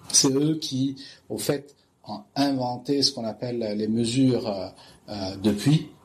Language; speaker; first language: French; non-native, local second language; Arabic